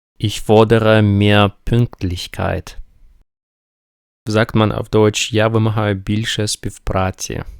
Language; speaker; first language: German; non-native, fluent; Ukrainian